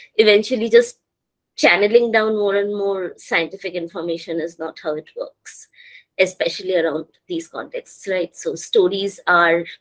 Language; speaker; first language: English; non-native, local second language; Bangla